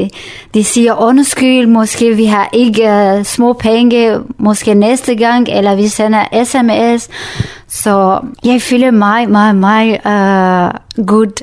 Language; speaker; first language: Danish; non-native, learner; Kurdish